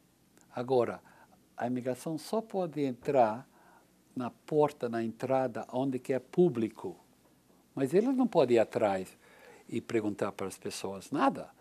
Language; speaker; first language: Portuguese; non-native, learner; English